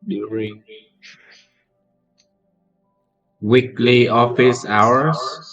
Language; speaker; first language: English; non-native, learner; Vietnamese